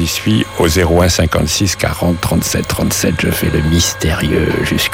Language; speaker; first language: French; native; French